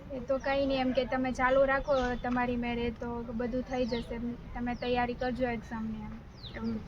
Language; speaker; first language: Gujarati; native; Gujarati